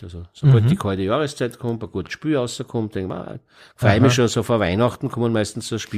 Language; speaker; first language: German; native; German